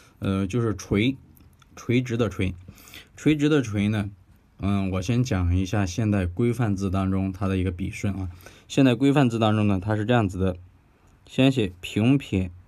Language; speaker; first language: Chinese; native; Chinese